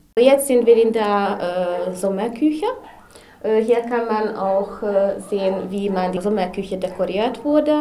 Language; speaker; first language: German; non-native, local second language; Hungarian